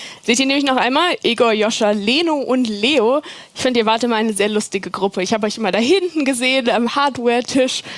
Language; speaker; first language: German; native; German